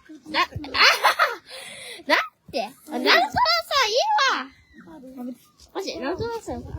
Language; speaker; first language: Japanese; native; Japanese